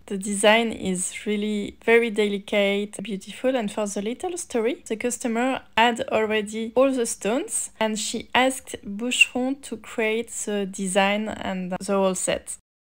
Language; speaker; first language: English; non-native, fluent; French